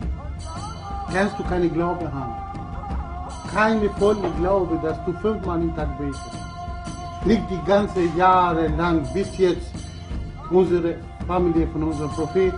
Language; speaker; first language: German; early bilingual, other home language; Albanian